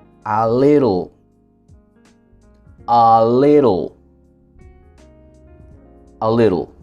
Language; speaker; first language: English; non-native, fluent; Spanish